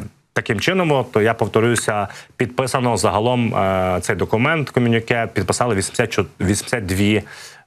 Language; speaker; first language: Ukrainian; native; Ukrainian